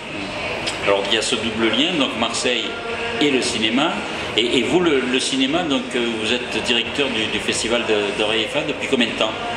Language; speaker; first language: French; native; French